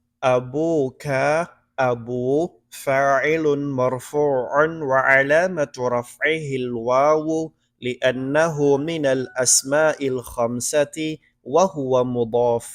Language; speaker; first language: Arabic; non-native, fluent; Filipino